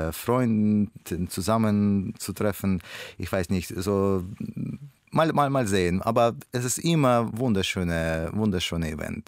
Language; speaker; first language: German; non-native, learner; Russian